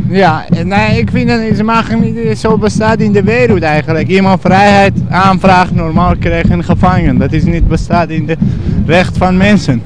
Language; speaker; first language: Dutch; non-native, learner; Persian